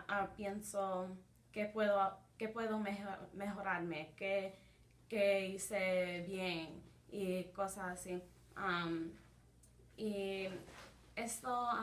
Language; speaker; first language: Spanish; early bilingual, heritage; Spanish